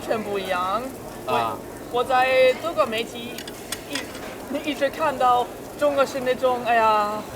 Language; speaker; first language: Chinese; non-native, fluent; German